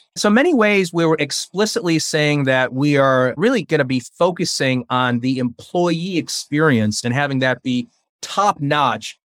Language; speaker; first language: English; early bilingual, other home language; Chinese